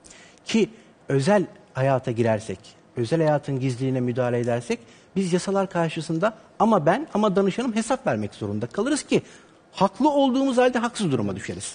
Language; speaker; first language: Turkish; native; Turkish